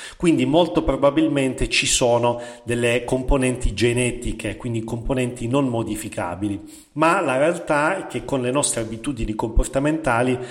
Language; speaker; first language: Italian; native; Italian